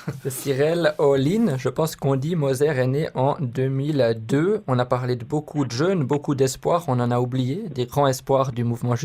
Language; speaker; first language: French; native; French